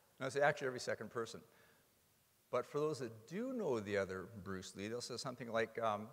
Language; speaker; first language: English; native; English